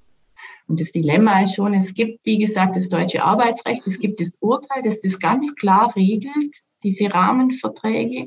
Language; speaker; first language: German; native; German